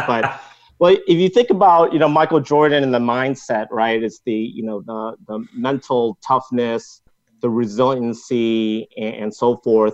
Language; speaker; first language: English; non-native, local second language; Cantonese